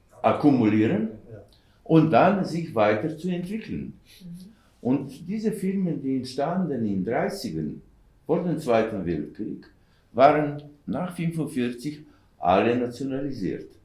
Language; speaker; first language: German; non-native, learner; Slovenian